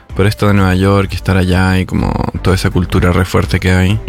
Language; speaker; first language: Spanish; native; Spanish